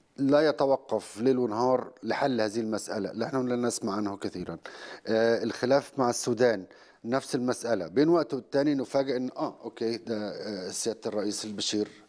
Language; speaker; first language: Arabic; native; Arabic